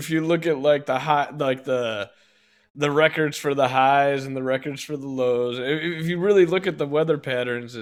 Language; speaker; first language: English; native; English